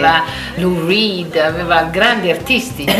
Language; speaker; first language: Italian; native; Italian